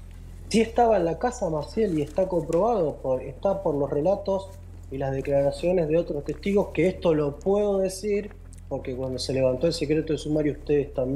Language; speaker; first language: Spanish; native; Spanish